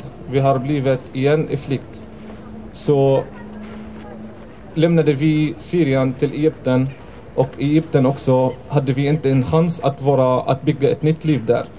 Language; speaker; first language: Swedish; non-native, fluent; Arabic